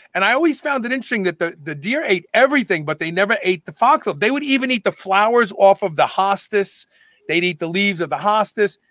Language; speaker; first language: English; native; English